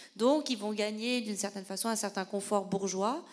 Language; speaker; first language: French; native; French